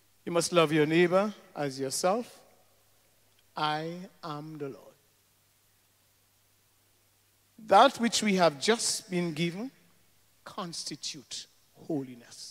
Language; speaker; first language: English; native; English